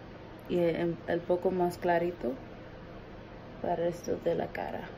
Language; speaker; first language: Spanish; early bilingual, heritage; Spanish